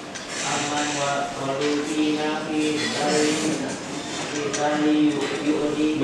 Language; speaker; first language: Arabic; non-native, learner; Indonesian